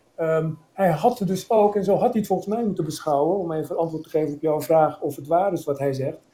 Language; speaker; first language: Dutch; early bilingual, other home language; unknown